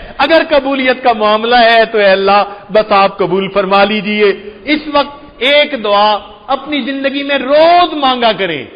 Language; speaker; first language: Urdu; non-native, local second language; Punjabi